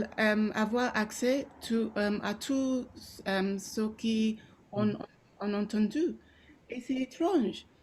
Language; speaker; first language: French; non-native, local second language; Yoruba